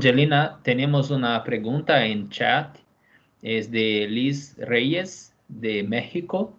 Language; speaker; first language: Spanish; non-native, fluent; Portuguese